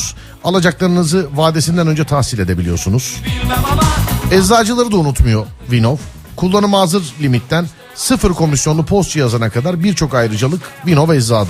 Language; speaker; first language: Turkish; native; Turkish